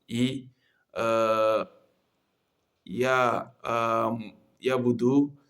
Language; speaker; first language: Russian; non-native, learner; Comorian